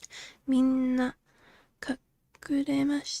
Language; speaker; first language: Japanese; non-native, learner; English